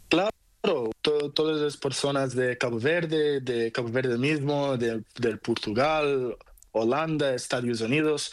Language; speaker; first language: Spanish; non-native, learner; Portuguese